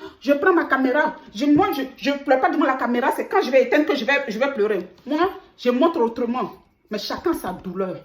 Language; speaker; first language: French; native; French